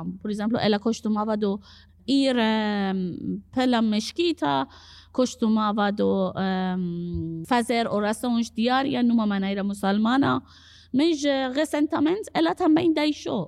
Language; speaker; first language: Portuguese; non-native, fluent; Persian